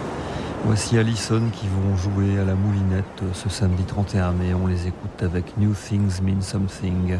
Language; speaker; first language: French; native; French